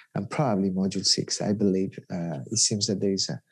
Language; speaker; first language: English; non-native, fluent; Spanish